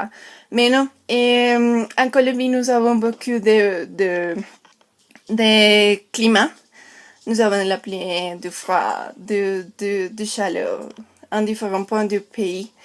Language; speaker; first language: French; non-native, learner; Spanish